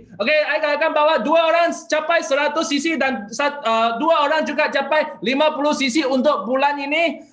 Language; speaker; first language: Malay; non-native, local second language; Chinese